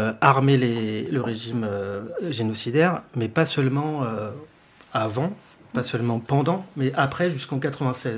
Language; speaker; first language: French; native; French